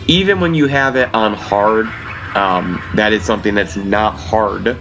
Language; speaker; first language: English; native; English